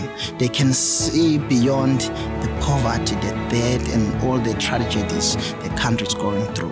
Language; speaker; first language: English; non-native, local second language; Swati